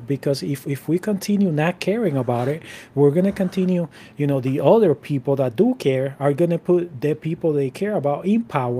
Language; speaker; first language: English; non-native, fluent; Spanish